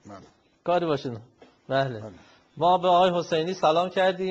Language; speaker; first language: Persian; native; Persian